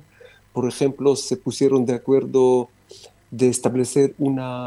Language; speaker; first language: Spanish; non-native, fluent; Romanian